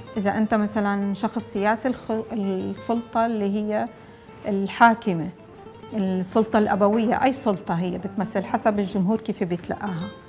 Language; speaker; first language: Arabic; native; Arabic